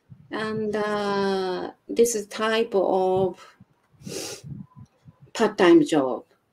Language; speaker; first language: English; non-native, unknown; Japanese